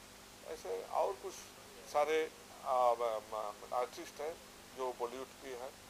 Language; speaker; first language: Hindi; non-native, local second language; Assamese